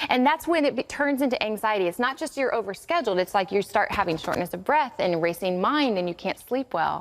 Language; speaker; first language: English; native; English